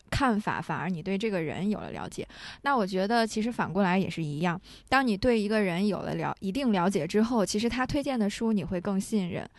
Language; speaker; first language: Chinese; native; Chinese